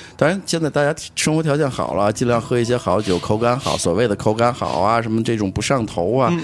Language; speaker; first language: Chinese; native; Chinese